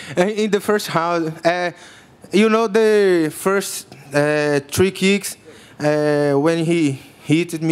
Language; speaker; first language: English; non-native, learner; Portuguese